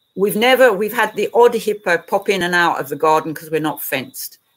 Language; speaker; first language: English; native; English